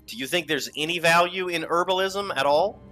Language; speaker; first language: English; native; English